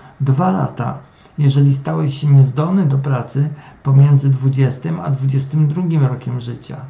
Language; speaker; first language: Polish; native; Polish